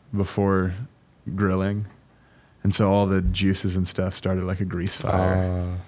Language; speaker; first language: English; native; English